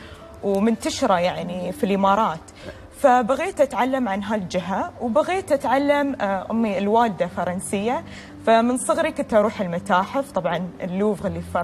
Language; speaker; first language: Arabic; native; Arabic